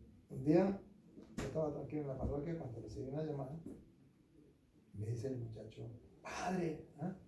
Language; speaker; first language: Spanish; native; Spanish